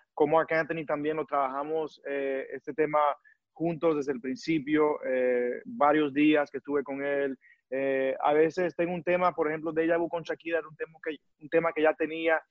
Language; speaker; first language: Spanish; early bilingual, heritage; Spanish